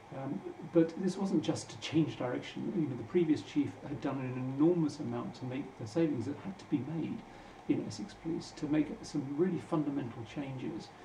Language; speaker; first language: English; native; English